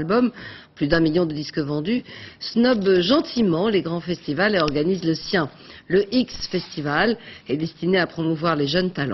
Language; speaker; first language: French; native; French